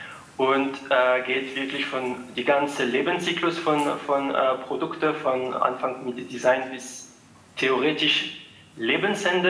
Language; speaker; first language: German; non-native, fluent; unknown